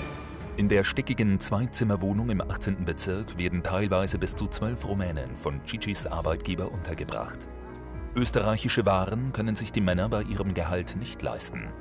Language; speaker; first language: German; native; German